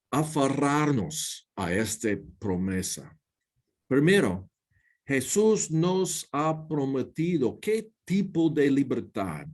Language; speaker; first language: Spanish; non-native, learner; English